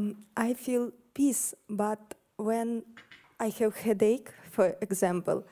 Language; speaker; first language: English; non-native, learner; Russian